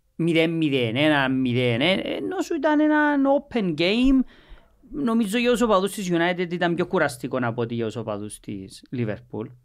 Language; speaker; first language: Greek; native; Greek